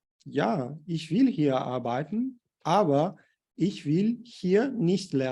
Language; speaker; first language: German; non-native, fluent; Portuguese